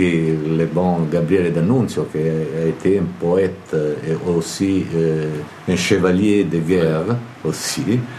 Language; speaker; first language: French; non-native, fluent; Italian